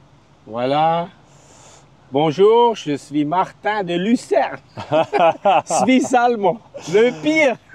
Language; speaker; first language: French; non-native, local second language; German